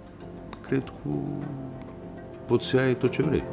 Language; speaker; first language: Romanian; non-native, learner; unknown